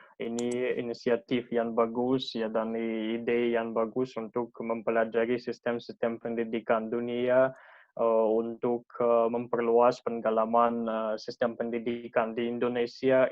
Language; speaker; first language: Indonesian; non-native, learner; Russian